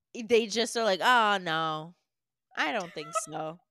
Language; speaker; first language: English; native; English